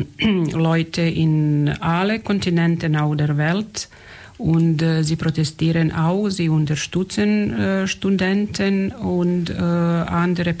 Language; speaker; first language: German; non-native, fluent; Serbian